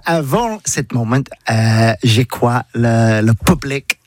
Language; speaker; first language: French; non-native, learner; English